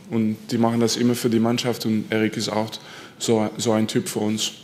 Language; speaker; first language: German; non-native, fluent; French